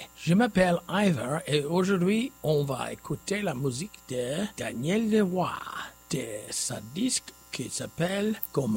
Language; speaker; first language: French; non-native, learner; English